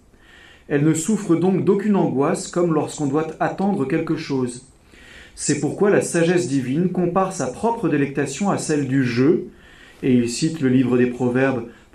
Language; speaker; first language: French; native; French